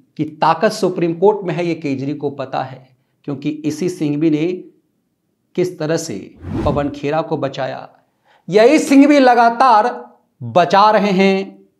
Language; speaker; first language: Hindi; native; Hindi